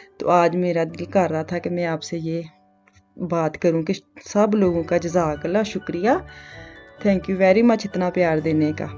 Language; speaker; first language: Urdu; native; Urdu